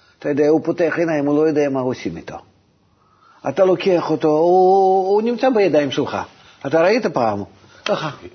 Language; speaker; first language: Hebrew; non-native, fluent; Russian